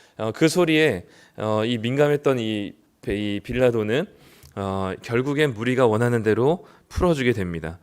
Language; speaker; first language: Korean; native; Korean